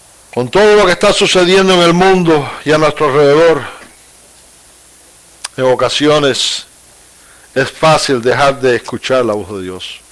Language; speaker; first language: Spanish; native; Spanish